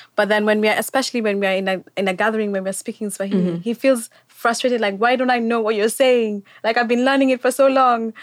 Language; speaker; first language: English; non-native, local second language; Swahili